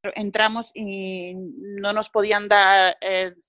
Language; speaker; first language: Spanish; non-native, fluent; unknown